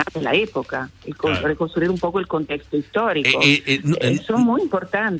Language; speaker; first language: Spanish; non-native, fluent; Italian